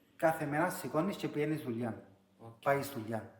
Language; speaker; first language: Greek; early bilingual, heritage; Greek